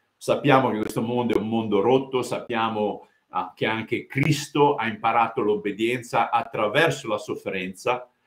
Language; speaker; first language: Italian; early bilingual, heritage; Italian